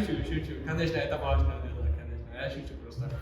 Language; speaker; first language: Russian; non-native, learner; Malay